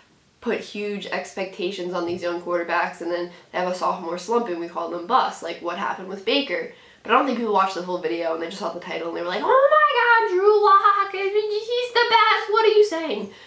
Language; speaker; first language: English; native; English